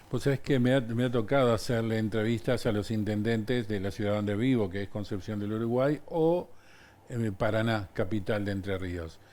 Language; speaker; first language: Spanish; native; Spanish